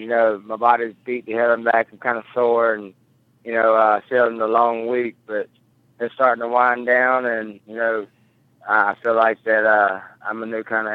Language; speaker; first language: English; native; English